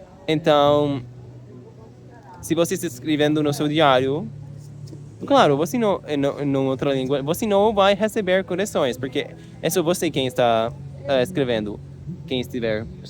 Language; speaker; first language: Portuguese; non-native, learner; English